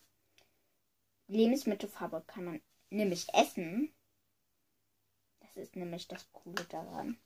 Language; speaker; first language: German; early bilingual, other home language; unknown